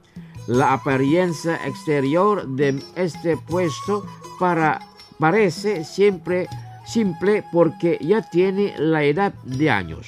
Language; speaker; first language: Spanish; non-native, fluent; Indonesian